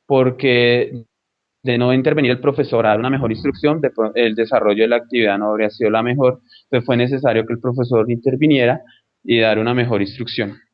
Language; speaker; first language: Spanish; native; Spanish